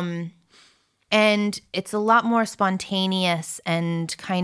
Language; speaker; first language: English; early bilingual, other home language; French